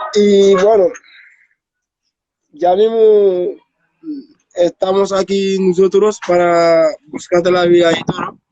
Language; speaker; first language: Spanish; non-native, learner; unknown